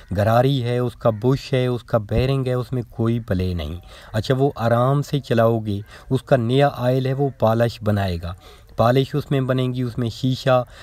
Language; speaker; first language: Urdu; non-native, local second language; Punjabi